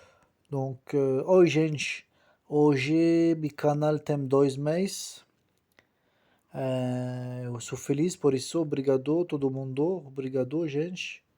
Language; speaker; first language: Portuguese; non-native, learner; French